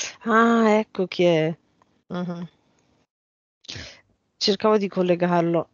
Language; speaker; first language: Italian; native; Italian